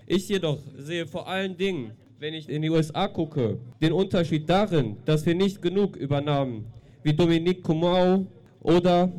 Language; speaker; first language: German; native; German